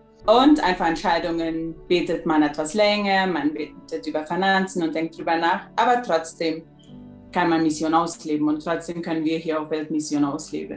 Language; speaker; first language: German; early bilingual, heritage; German